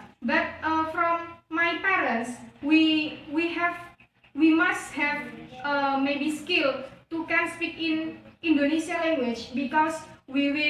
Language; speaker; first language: English; non-native, learner; Javanese